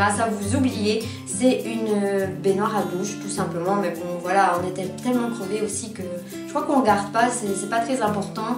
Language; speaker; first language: French; native; French